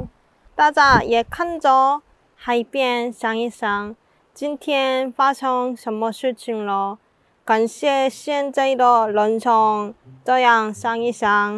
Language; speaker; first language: Chinese; non-native, fluent; Korean